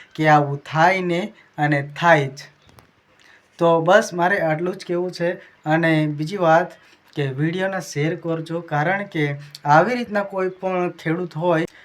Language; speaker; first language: Gujarati; non-native, local second language; Bhili